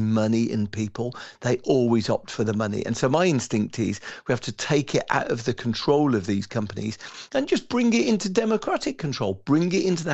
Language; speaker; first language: English; native; English